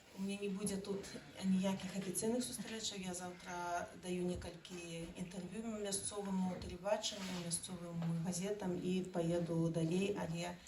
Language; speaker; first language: Belarusian; non-native, local second language; Russian